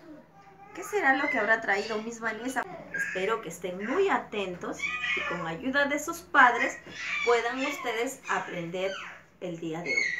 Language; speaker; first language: Spanish; native; Spanish